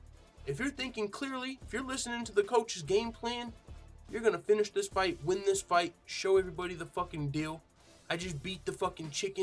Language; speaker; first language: English; native; English